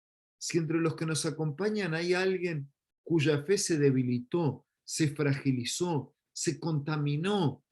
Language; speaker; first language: Spanish; native; Spanish